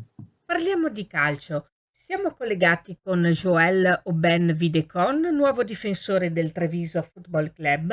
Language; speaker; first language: Italian; native; Italian